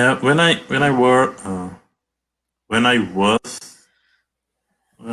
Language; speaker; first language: English; non-native, learner; Portuguese